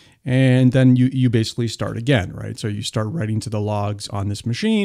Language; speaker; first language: English; native; English